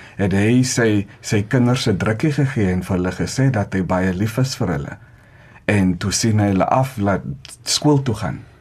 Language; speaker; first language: Afrikaans; non-native, local second language; Xhosa